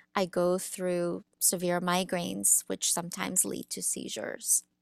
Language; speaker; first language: English; early bilingual, other home language; Russian